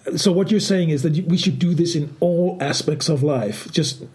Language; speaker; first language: English; non-native, fluent; Danish